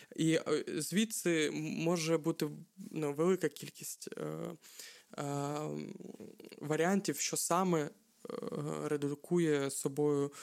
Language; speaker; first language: Ukrainian; non-native, local second language; Russian